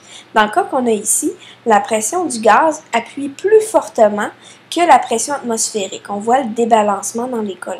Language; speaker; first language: French; native; French